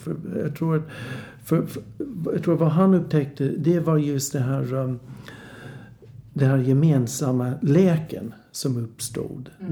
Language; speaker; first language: Swedish; non-native, fluent; English